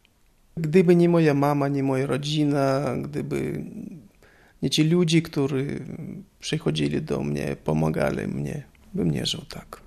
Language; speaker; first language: Polish; non-native, learner; Russian